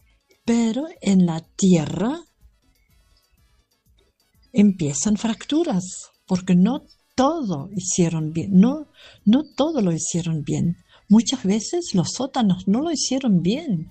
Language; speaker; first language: Spanish; non-native, fluent; German